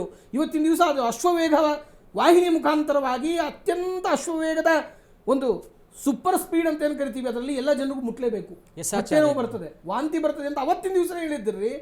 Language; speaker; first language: Kannada; native; Kannada